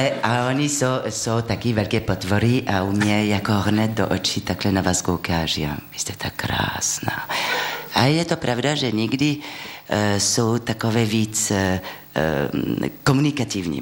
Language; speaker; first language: Czech; non-native, fluent; French